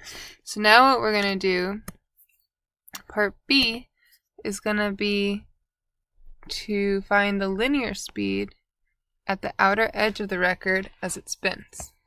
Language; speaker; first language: English; native; English